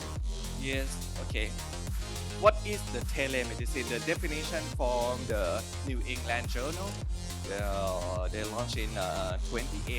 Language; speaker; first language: English; non-native, learner; Thai